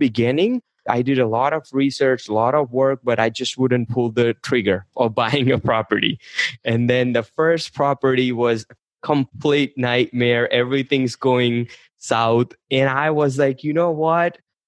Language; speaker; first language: English; non-native, local second language; Gujarati